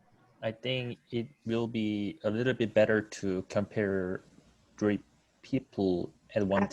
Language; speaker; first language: English; non-native, fluent; Korean